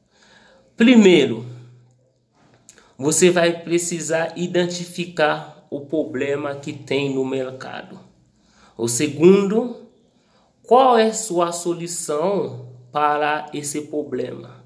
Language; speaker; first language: Portuguese; non-native, local second language; Haitian Creole